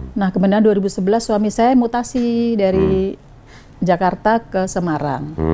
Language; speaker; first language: Indonesian; non-native, local second language; Javanese